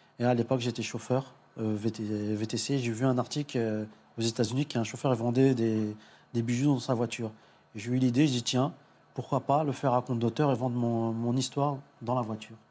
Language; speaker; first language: French; early bilingual, other home language; Arabic